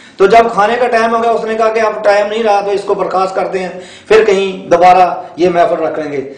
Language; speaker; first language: Urdu; non-native, local second language; Punjabi